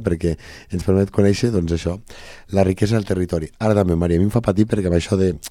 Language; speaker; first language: Catalan; native; Catalan